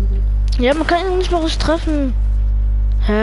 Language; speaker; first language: German; native; German